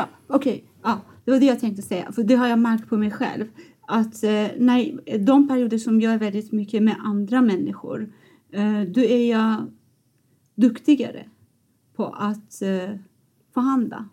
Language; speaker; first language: Swedish; non-native, fluent; Persian